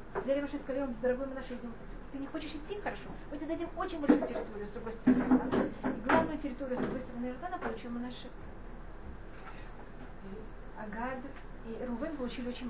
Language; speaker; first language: Russian; non-native, fluent; Hebrew